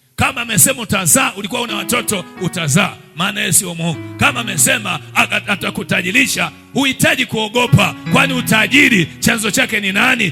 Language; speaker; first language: Swahili; native; Swahili